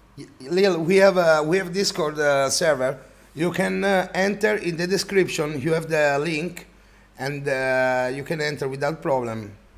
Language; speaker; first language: English; non-native, learner; Italian